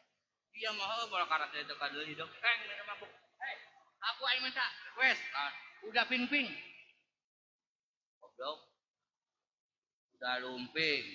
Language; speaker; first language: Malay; non-native, local second language; Sundanese